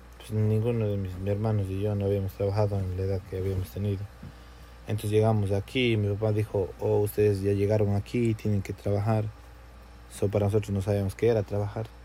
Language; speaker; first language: Spanish; native; Spanish